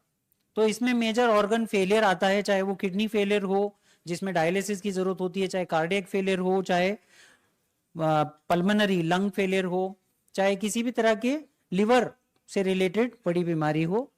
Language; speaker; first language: Hindi; native; Hindi